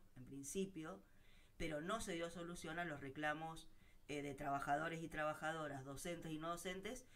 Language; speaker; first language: Spanish; native; Spanish